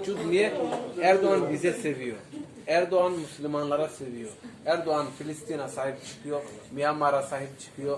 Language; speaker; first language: Turkish; non-native, fluent; Somali